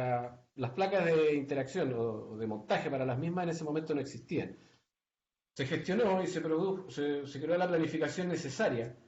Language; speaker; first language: Spanish; native; Spanish